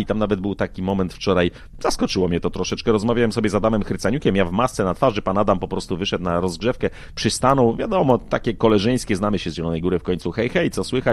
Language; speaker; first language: Polish; native; Polish